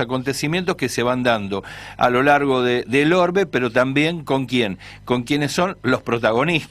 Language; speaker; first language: Spanish; native; Spanish